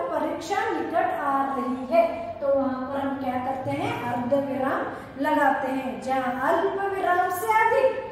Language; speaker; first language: Hindi; non-native, local second language; Kannada